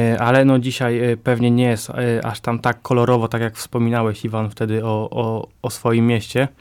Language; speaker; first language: Polish; native; Polish